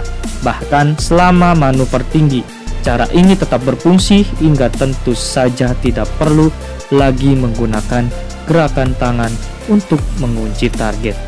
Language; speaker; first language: Indonesian; native; Indonesian